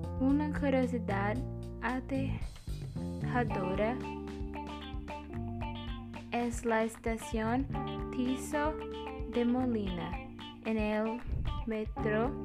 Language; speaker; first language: Spanish; non-native, learner; Portuguese